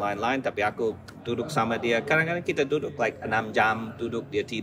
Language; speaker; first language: Indonesian; non-native, fluent; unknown